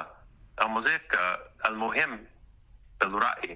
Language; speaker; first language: Arabic; non-native, learner; English